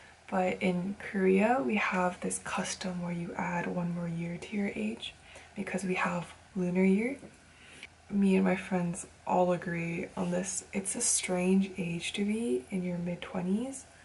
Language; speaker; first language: English; early bilingual, other home language; Korean